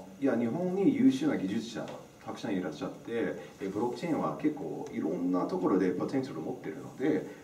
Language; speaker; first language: Japanese; non-native, fluent; English